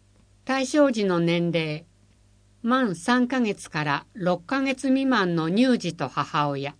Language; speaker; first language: Japanese; native; Japanese